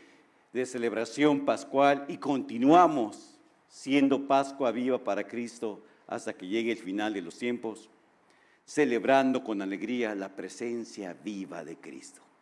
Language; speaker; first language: Spanish; native; Spanish